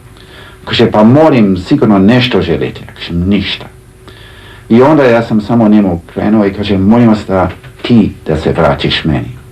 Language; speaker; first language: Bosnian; early bilingual, heritage; Serbian